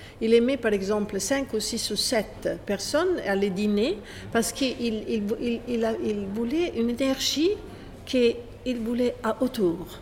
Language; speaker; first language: French; non-native, fluent; Italian